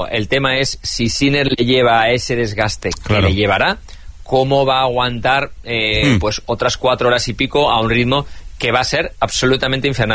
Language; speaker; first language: Spanish; native; Spanish